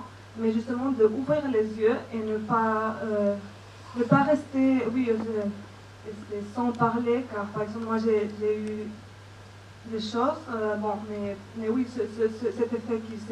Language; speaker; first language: French; non-native, fluent; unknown